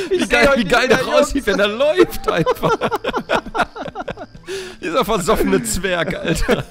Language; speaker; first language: German; native; German